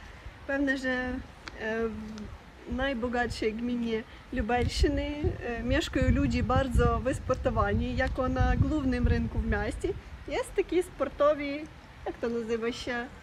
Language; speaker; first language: Polish; non-native, learner; Russian